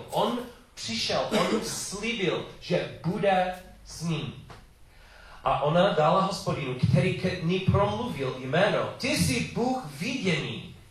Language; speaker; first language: Czech; non-native, learner; English